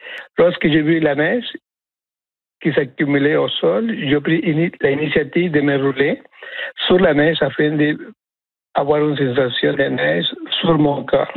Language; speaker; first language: French; non-native, fluent; Spanish